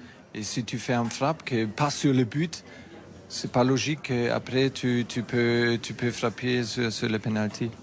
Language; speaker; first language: French; non-native, fluent; German